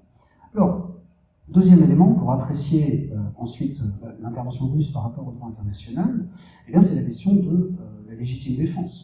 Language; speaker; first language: French; native; French